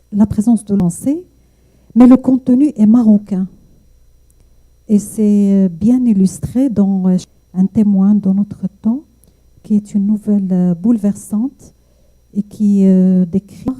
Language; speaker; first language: French; non-native, local second language; Arabic